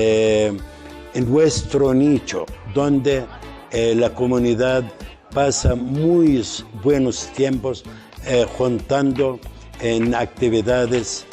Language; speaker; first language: Spanish; non-native, fluent; Arabic